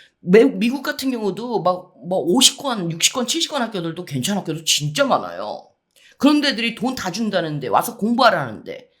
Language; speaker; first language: Korean; early bilingual, heritage; Korean